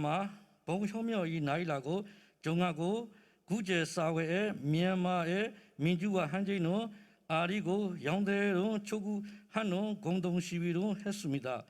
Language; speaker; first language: Korean; non-native, learner; Burmese